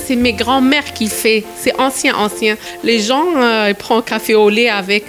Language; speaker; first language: French; non-native, local second language; Arabic